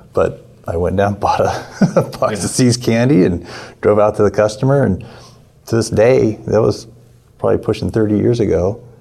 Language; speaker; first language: English; native; English